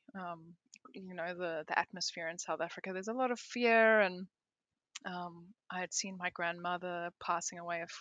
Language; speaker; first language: English; native; English